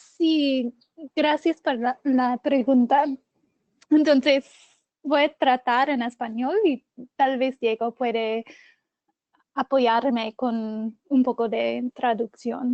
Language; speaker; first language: Spanish; non-native, learner; English